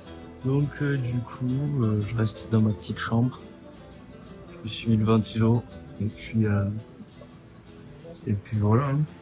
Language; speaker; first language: French; native; French